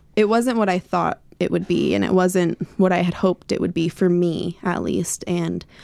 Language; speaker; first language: English; native; English